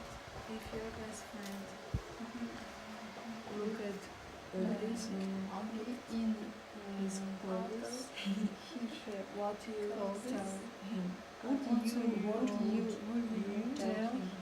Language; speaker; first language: English; non-native, learner; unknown